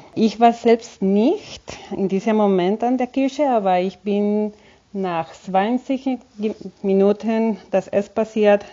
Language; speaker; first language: German; non-native, fluent; Spanish